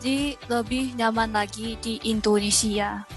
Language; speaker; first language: Indonesian; non-native, learner; Chinese